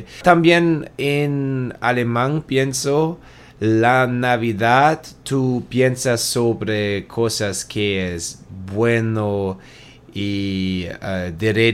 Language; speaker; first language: Spanish; non-native, learner; German